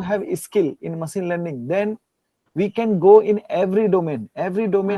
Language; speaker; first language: English; non-native, learner; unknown